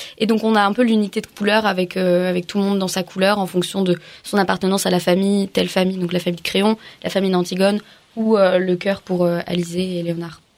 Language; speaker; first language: French; non-native, local second language; Arabic